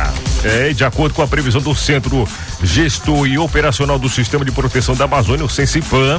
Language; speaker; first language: Portuguese; native; Portuguese